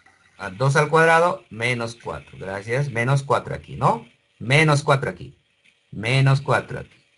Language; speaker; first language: Spanish; native; Spanish